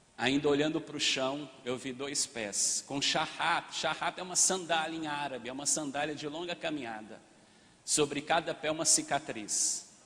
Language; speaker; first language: Portuguese; early bilingual, other home language; Arabic